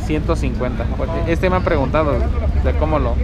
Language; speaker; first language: Spanish; native; Spanish